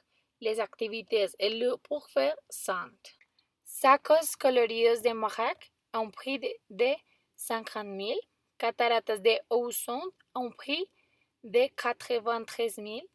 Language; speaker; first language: French; non-native, learner; Spanish